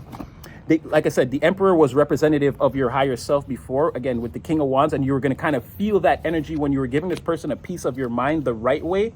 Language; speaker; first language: English; native; English